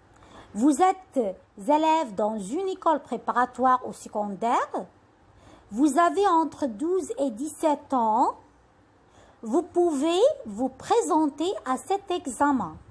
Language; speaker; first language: French; non-native, fluent; Arabic